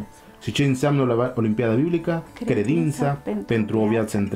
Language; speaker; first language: Romanian; non-native, learner; English